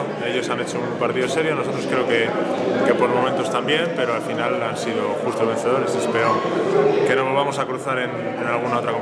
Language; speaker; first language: Spanish; native; Spanish